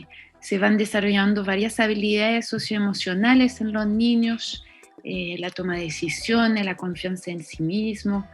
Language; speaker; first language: Spanish; non-native, fluent; French